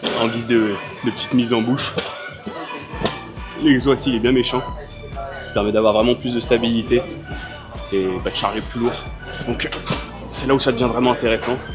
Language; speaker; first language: French; native; French